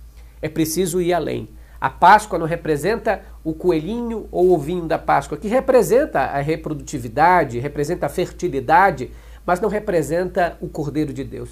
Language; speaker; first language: Portuguese; native; Portuguese